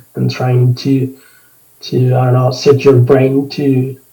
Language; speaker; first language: English; non-native, fluent; Spanish